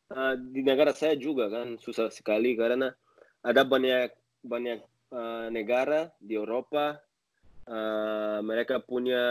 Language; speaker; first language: Indonesian; non-native, learner; Portuguese